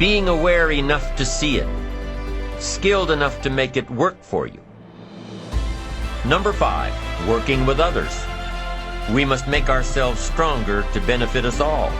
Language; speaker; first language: English; native; English